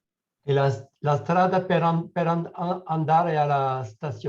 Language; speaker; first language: Italian; non-native, learner; French